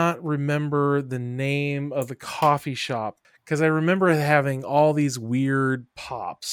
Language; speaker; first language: English; native; English